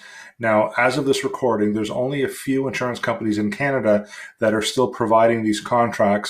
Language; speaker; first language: English; native; English